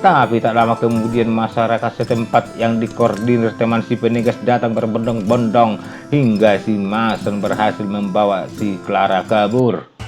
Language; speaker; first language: Indonesian; native; Indonesian